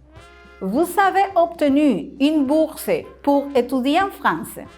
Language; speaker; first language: French; non-native, fluent; Spanish